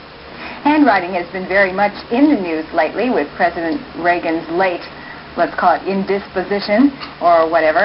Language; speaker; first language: English; native; English